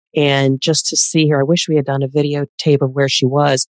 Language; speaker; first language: English; native; English